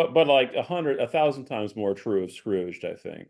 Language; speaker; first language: English; native; English